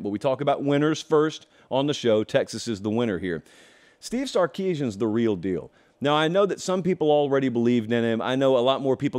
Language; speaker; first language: English; native; English